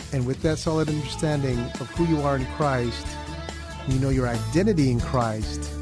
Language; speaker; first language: English; early bilingual, other home language; Filipino